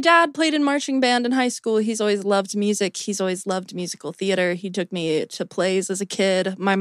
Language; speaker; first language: English; native; English